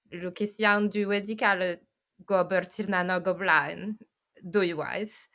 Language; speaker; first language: Welsh; non-native, fluent; French